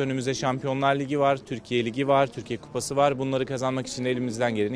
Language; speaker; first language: Turkish; native; Turkish